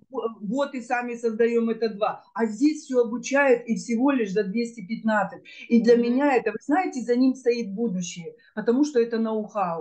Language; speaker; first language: Russian; native; Russian